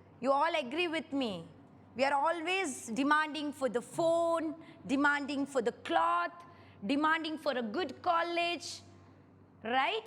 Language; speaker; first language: English; non-native, local second language; Kannada